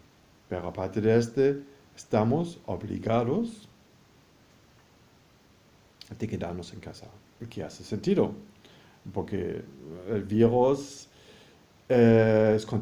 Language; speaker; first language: Spanish; non-native, fluent; German